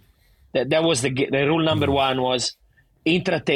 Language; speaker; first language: English; non-native, fluent; Italian